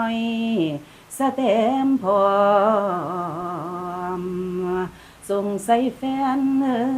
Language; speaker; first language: Thai; native; Thai